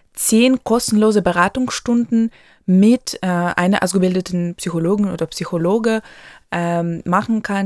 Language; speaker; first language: German; non-native, local second language; Ukrainian